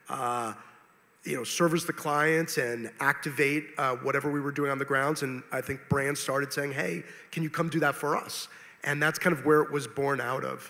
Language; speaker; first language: English; native; English